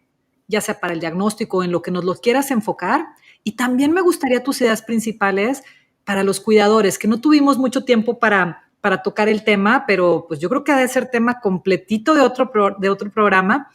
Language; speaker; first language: Spanish; native; Spanish